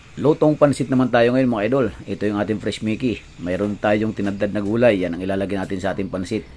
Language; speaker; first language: Filipino; non-native, local second language; Cebuano